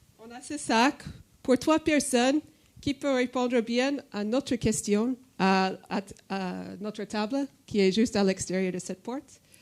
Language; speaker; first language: French; non-native, fluent; English